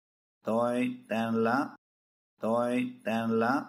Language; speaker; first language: Vietnamese; non-native, learner; Swedish